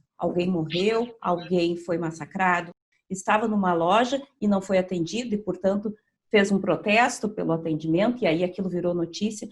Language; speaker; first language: Portuguese; native; Portuguese